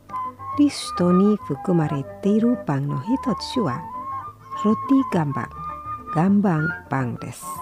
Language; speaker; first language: Japanese; non-native, fluent; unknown